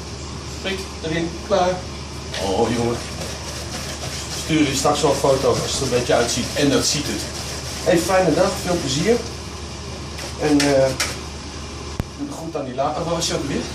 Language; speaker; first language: Dutch; native; Dutch